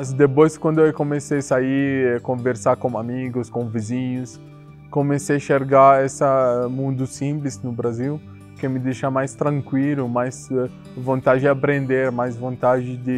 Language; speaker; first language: Portuguese; non-native, learner; Arabic